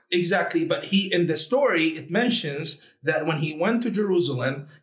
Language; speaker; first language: English; early bilingual, heritage; Arabic